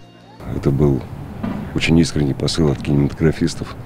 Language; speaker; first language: Russian; native; Russian